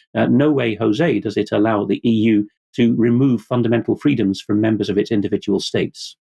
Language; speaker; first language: English; non-native, fluent; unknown